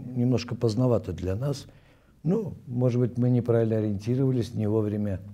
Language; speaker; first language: Russian; non-native, local second language; Armenian